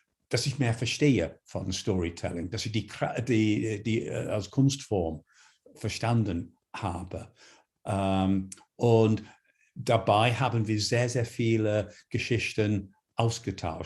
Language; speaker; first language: German; non-native, fluent; English